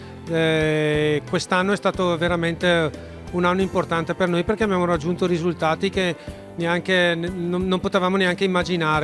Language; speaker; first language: Italian; native; Italian